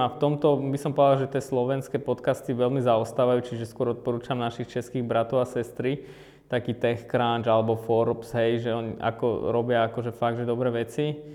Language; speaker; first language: Slovak; early bilingual, other home language; Armenian